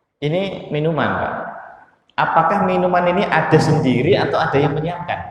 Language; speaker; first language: Indonesian; native; Indonesian